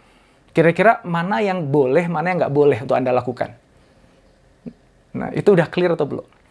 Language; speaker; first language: Indonesian; native; Indonesian